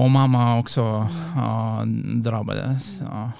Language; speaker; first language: Swedish; non-native, learner; Russian